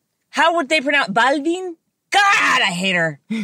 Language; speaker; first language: English; native; English